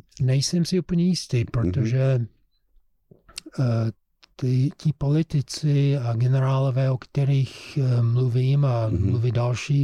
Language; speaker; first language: Czech; non-native, fluent; English